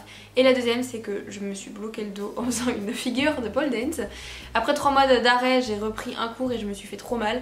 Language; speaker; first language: French; native; French